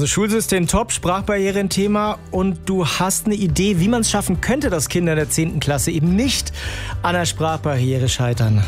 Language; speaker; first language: German; native; German